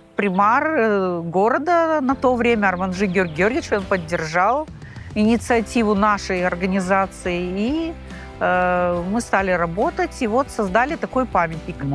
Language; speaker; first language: Russian; non-native, local second language; Gagauz